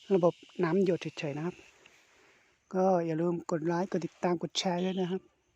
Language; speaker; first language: Thai; non-native, local second language; Hmong